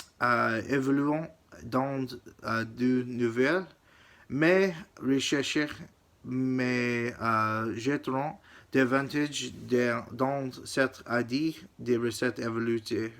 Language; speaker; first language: French; non-native, learner; English